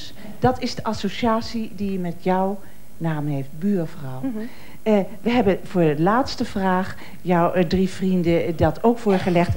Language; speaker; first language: Dutch; native; Dutch